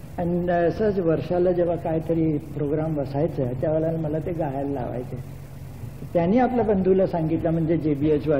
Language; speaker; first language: Marathi; non-native, local second language; Gujarati